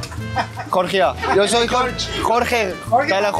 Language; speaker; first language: Spanish; non-native, learner; Georgian